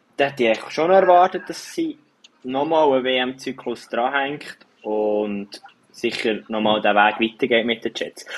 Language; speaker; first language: German; native; German